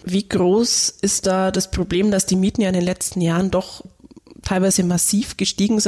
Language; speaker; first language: German; native; German